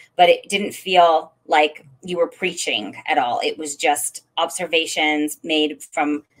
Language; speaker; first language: English; native; English